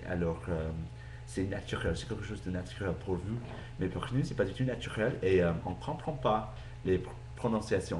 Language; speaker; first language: French; non-native, fluent; English